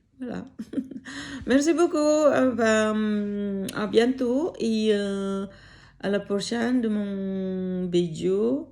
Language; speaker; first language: French; non-native, learner; Filipino